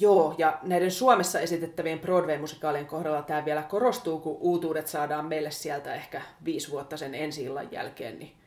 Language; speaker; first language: Finnish; native; Finnish